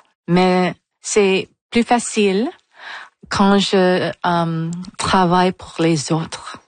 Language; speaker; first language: French; non-native, local second language; English